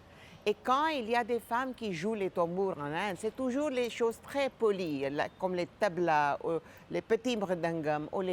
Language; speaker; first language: French; non-native, fluent; Gujarati